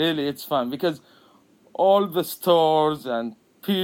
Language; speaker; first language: English; non-native, learner; Arabic